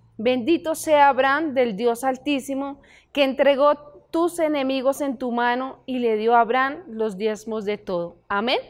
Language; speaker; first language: Spanish; native; Spanish